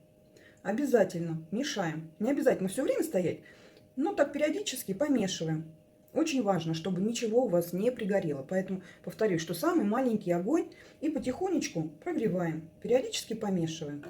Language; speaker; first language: Russian; native; Russian